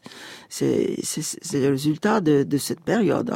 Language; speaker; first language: French; non-native, fluent; Turkish